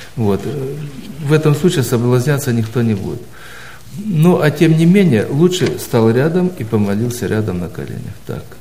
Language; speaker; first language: Russian; native; Russian